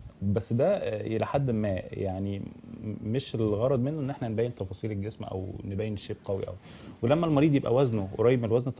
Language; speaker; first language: Arabic; native; Arabic